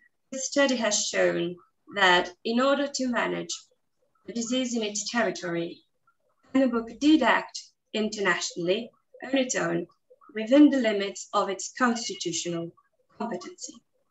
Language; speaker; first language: English; non-native, fluent; Portuguese